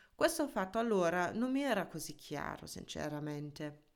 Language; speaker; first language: Italian; non-native, fluent; German